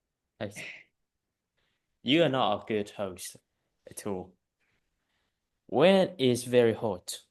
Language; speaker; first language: English; non-native, fluent; Vietnamese